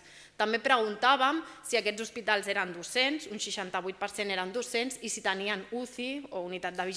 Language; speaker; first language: Catalan; native; Catalan